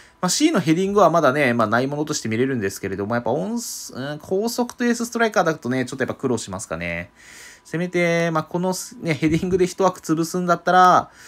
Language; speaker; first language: Japanese; native; Japanese